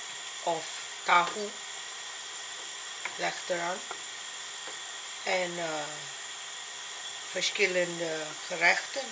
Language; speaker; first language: Dutch; non-native, learner; Malay